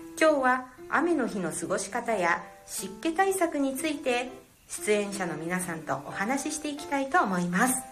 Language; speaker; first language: Japanese; native; Japanese